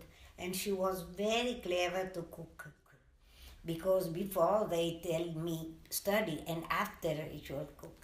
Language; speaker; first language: English; non-native, learner; Italian